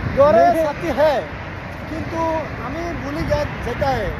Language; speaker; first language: Hindi; non-native, learner; Bangla